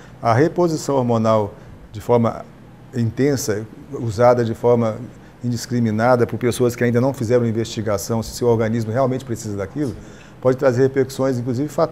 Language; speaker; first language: Portuguese; native; Portuguese